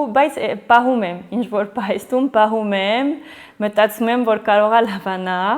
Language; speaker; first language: Armenian; early bilingual, heritage; Armenian